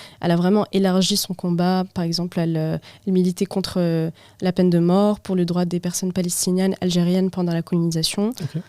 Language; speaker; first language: French; non-native, local second language; Arabic